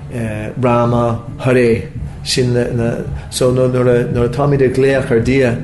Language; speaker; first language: Irish; non-native, local second language; English